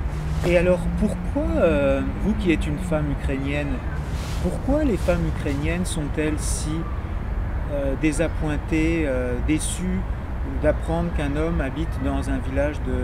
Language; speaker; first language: French; native; French